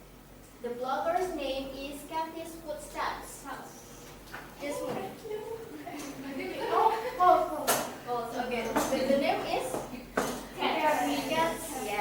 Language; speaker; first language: English; non-native, fluent; Indonesian